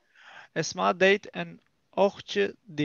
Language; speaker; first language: Dutch; non-native, learner; Turkish